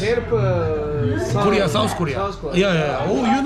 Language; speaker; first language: English; non-native, learner; Korean